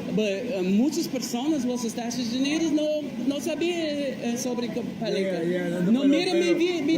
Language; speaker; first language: Portuguese; non-native, learner; English